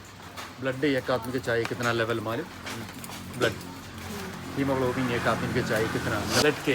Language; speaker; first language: Hindi; non-native, local second language; Malayalam